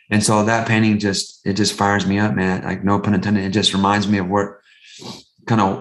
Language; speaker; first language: English; native; English